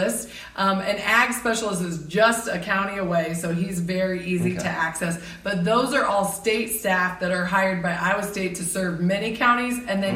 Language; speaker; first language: English; native; English